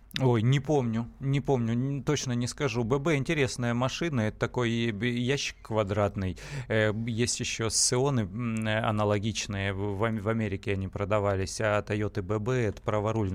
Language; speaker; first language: Russian; native; Russian